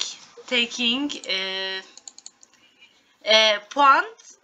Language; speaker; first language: English; non-native, learner; Turkish